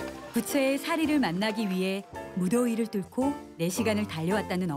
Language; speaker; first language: Korean; native; Korean